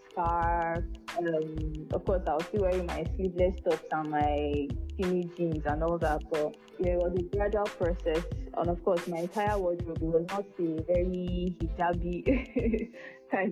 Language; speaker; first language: English; non-native, local second language; Yoruba